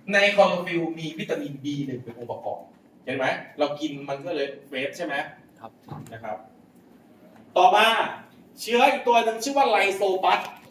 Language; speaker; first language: Thai; non-native, local second language; Lao